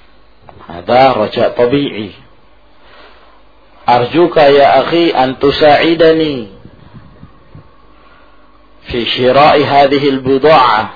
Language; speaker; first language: Arabic; non-native, fluent; Indonesian